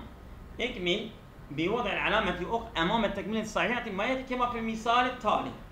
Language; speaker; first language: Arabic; non-native, fluent; Turkish